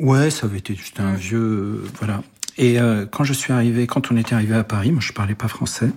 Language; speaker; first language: French; early bilingual, other home language; Arabic